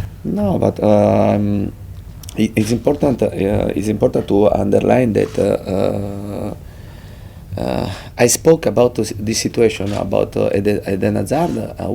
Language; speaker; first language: English; non-native, fluent; Italian